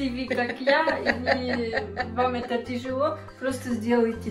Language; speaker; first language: Russian; early bilingual, heritage; Russian